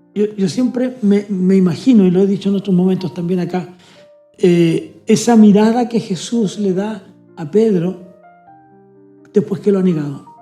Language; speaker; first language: Spanish; native; Spanish